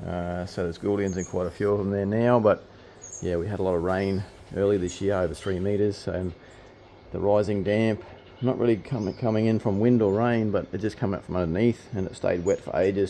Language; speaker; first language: English; native; English